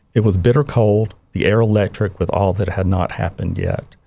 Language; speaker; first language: English; native; English